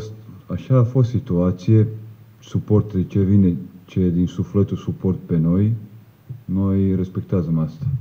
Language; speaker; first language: Romanian; non-native, learner; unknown